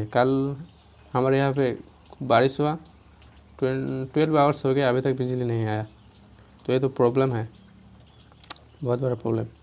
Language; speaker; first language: Hindi; non-native, local second language; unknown